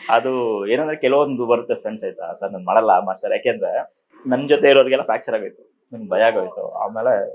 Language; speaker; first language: Kannada; non-native, local second language; Telugu